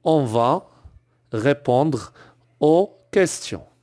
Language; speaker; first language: French; non-native, local second language; Arabic